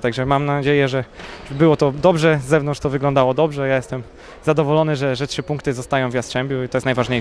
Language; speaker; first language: Polish; native; Polish